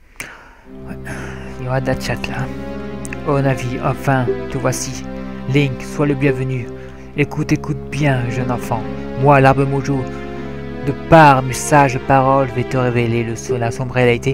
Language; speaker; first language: French; native; French